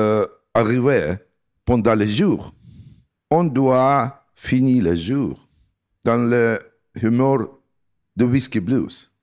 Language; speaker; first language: French; non-native, learner; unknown